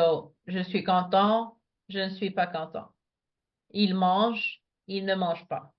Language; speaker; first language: French; non-native, fluent; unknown